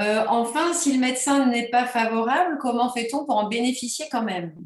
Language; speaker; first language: French; native; French